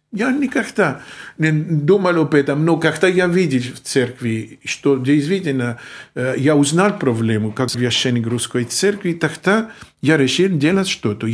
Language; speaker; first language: Russian; non-native, fluent; Greek